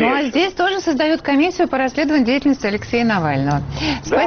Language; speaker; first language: Russian; native; Russian